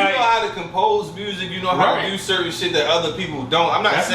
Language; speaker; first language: English; native; English